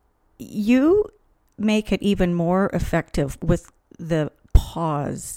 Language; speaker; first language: English; native; English